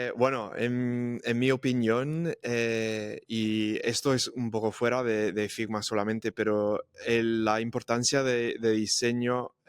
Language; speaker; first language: Spanish; non-native, fluent; English